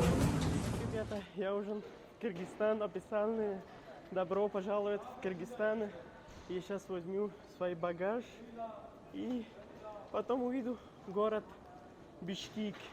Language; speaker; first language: Russian; non-native, learner; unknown